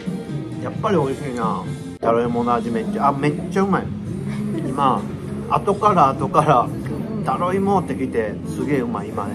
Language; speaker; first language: Japanese; native; Japanese